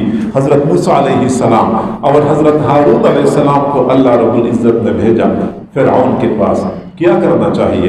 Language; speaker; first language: Urdu; native; Urdu